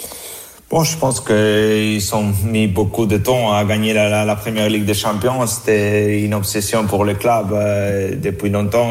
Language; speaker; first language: French; non-native, fluent; Spanish